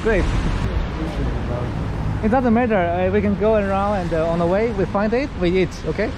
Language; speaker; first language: English; non-native, learner; Chinese